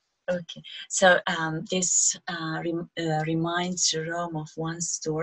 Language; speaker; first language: English; non-native, fluent; Slovenian